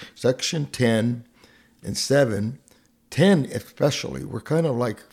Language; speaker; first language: English; non-native, fluent; Hungarian